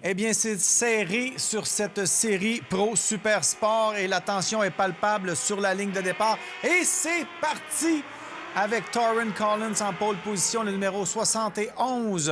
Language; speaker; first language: French; native; French